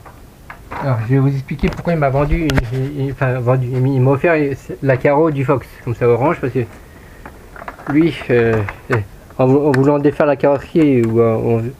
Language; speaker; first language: French; native; French